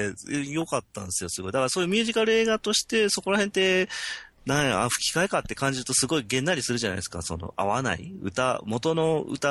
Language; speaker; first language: Japanese; native; Japanese